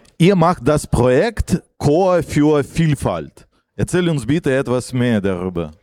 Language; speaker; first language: German; non-native, fluent; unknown